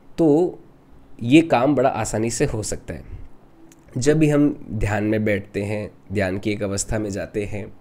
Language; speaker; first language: Hindi; non-native, local second language; Rajasthani